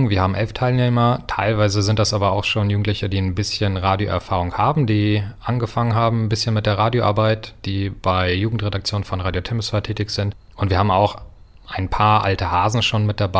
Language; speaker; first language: German; native; German